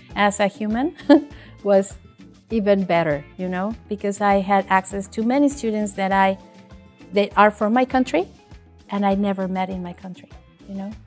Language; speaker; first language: English; non-native, fluent; Spanish